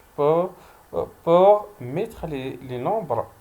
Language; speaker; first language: French; non-native, local second language; Arabic